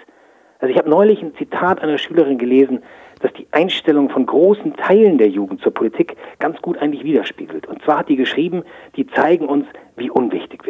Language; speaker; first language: German; native; German